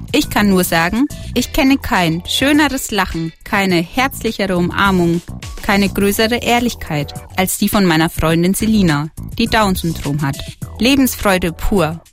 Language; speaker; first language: German; native; German